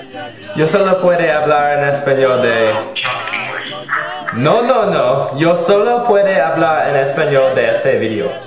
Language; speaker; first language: Spanish; non-native, learner; English